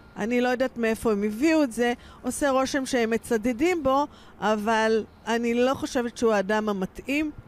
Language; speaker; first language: Hebrew; native; Hebrew